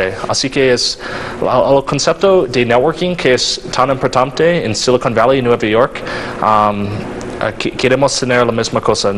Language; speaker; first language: Spanish; non-native, learner; English